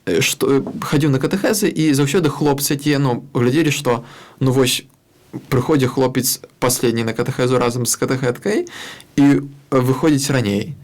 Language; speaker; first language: Belarusian; non-native, local second language; Russian